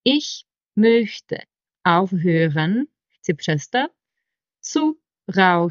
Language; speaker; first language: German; non-native, fluent; Czech